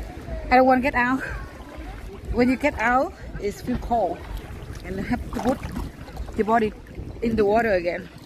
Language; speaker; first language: English; non-native, learner; Vietnamese